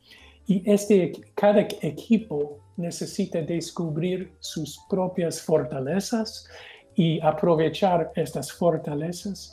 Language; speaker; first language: Spanish; non-native, fluent; English